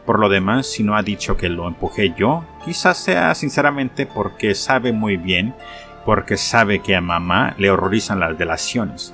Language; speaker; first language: Spanish; native; Spanish